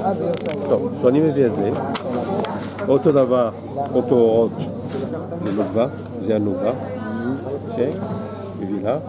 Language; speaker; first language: Hebrew; non-native, fluent; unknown